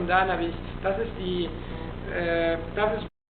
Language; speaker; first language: German; non-native, fluent; Italian